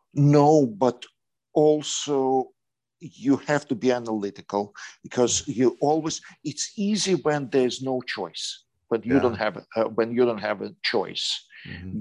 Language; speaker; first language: English; non-native, fluent; Ukrainian